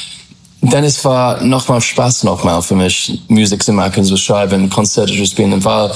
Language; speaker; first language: German; non-native, learner; English